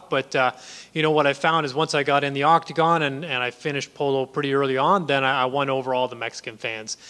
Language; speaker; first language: English; native; English